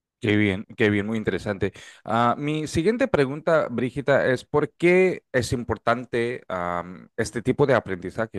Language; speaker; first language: Spanish; non-native, fluent; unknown